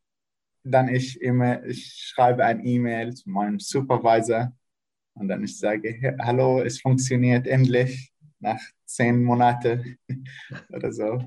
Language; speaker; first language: German; non-native, learner; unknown